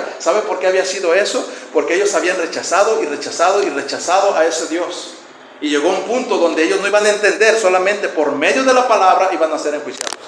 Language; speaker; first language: Spanish; native; Spanish